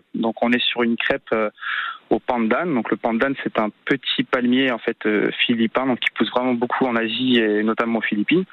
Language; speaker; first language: French; native; French